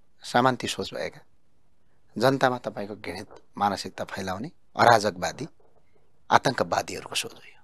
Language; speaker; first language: Nepali; native; Nepali